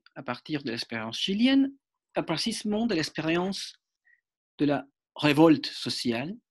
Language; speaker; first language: French; non-native, fluent; Spanish